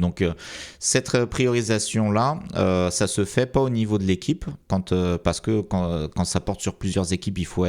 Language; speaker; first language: French; native; French